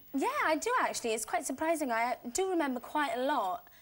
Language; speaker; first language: English; native; English